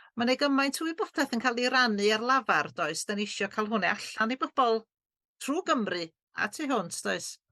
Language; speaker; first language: Welsh; native; Welsh